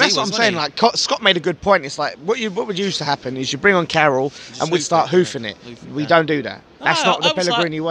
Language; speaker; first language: English; native; English